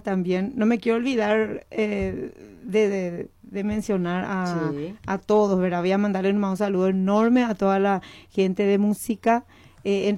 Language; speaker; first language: Spanish; native; Spanish